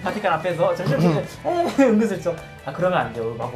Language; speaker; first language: Korean; native; Korean